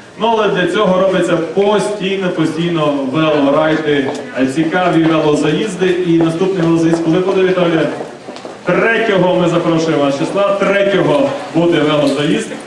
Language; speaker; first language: Ukrainian; native; Ukrainian